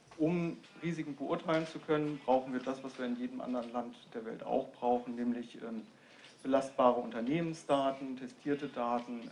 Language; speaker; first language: German; native; German